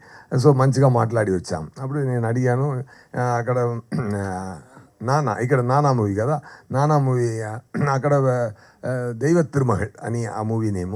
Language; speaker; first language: Telugu; non-native, local second language; Tamil